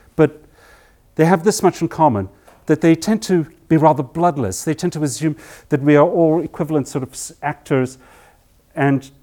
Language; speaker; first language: English; native; English